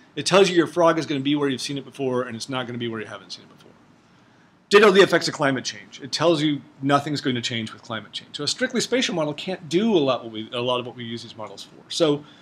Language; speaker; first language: English; native; English